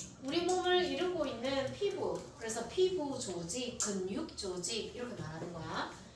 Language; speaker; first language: Korean; native; Korean